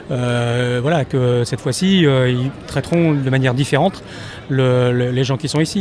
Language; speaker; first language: French; native; French